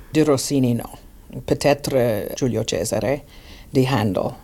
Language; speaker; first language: French; non-native, learner; Italian